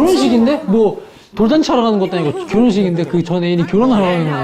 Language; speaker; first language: Korean; native; Korean